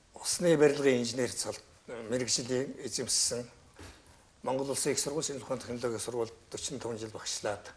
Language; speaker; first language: Mongolian; native; Mongolian